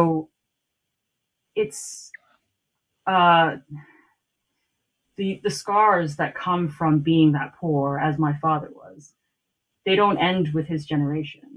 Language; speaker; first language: English; non-native, local second language; Cantonese